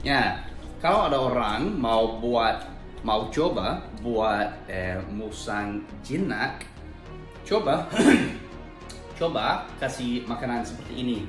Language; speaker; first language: Indonesian; non-native, learner; English